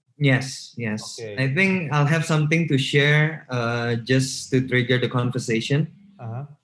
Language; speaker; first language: English; non-native, local second language; Indonesian